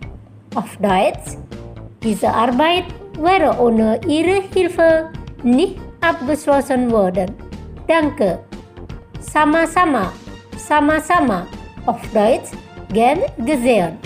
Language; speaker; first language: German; non-native, fluent; Indonesian